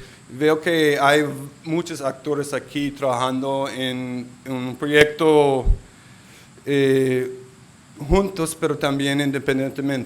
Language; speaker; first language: Spanish; non-native, local second language; English